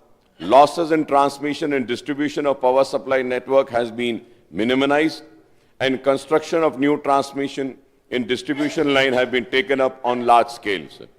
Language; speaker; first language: English; non-native, local second language; Urdu